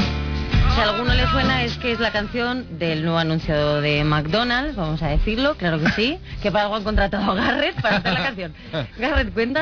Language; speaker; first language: Spanish; native; Spanish